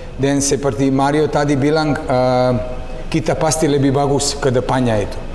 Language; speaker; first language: Indonesian; non-native, learner; Serbian